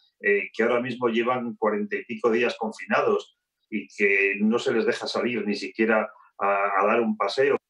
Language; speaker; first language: Spanish; native; Spanish